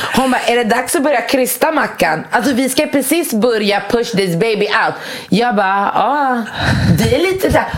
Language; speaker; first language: Swedish; early bilingual, other home language; Arabic